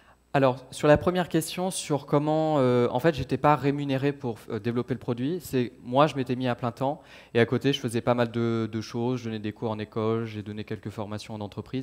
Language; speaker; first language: French; native; French